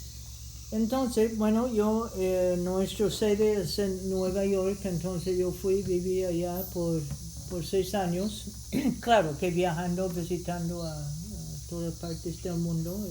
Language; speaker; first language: Spanish; non-native, fluent; English